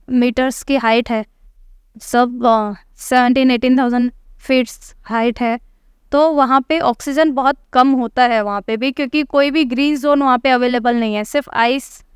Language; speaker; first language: Hindi; native; Hindi